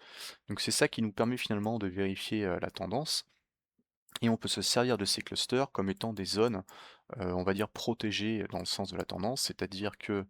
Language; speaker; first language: French; native; French